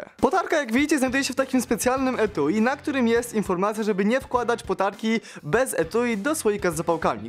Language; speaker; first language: Polish; native; Polish